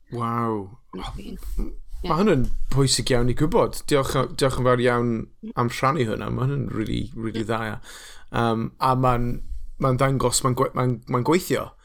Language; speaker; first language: Welsh; non-native, local second language; English